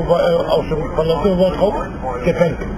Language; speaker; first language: German; non-native, learner; Turkish